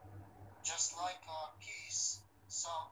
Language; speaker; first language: English; non-native, learner; Romany